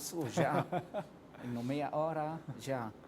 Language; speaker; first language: Portuguese; non-native, fluent; Arabic